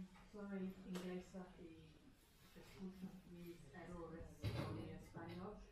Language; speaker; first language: Spanish; non-native, fluent; English